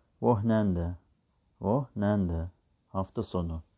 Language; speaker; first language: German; non-native, learner; Turkish